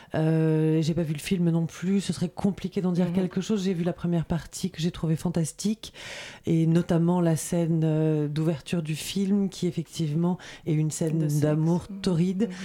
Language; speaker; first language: French; native; French